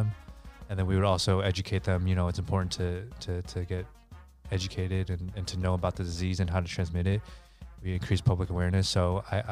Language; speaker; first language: English; native; English